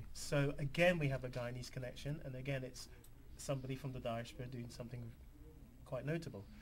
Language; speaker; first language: English; native; English